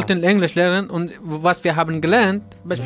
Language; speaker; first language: German; non-native, learner; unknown